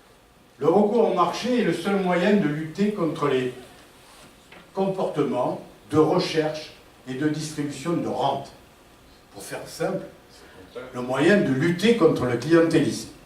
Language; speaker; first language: French; native; French